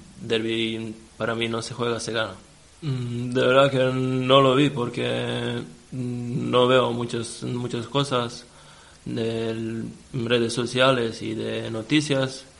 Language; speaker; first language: Spanish; non-native, fluent; Serbian